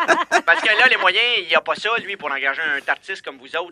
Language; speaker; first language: French; native; French